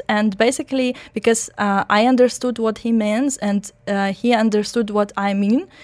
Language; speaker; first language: English; non-native, fluent; Russian